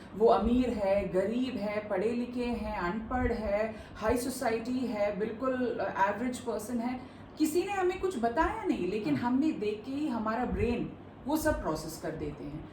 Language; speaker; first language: Hindi; non-native, local second language; Malayalam